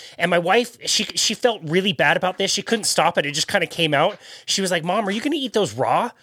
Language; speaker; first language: English; native; English